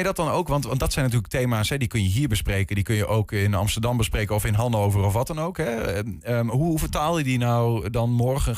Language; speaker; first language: Dutch; native; Dutch